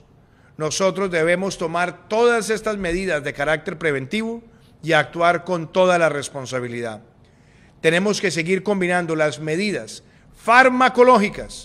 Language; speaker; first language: Spanish; native; Spanish